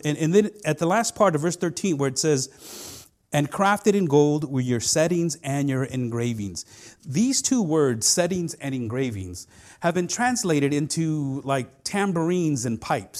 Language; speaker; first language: English; non-native, fluent; Spanish